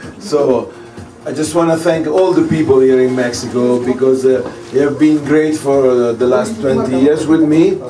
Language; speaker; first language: English; non-native, fluent; Italian